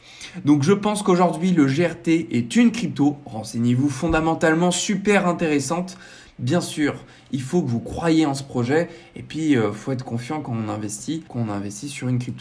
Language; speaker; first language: French; native; French